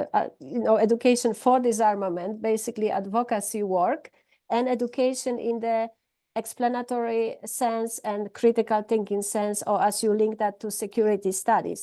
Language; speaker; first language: English; non-native, fluent; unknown